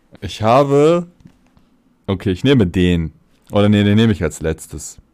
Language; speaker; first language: German; early bilingual, other home language; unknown